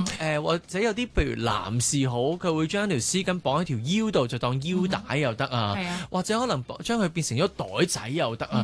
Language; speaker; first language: Cantonese; native; Cantonese